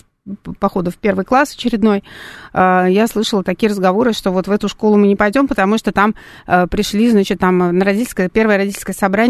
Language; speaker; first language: Russian; native; Russian